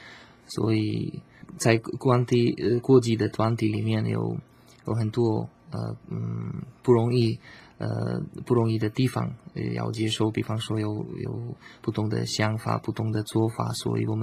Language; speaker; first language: Chinese; non-native, learner; Slovak